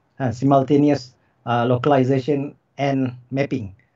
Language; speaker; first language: English; non-native, local second language; Malay